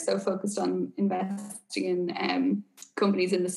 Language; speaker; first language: English; native; English